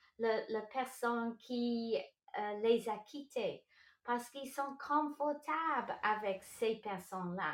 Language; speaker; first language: French; non-native, local second language; English